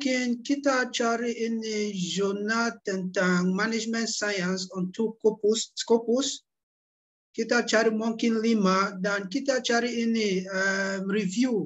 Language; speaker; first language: Indonesian; non-native, learner; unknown